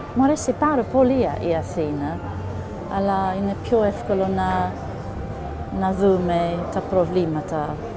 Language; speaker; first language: Greek; non-native, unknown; English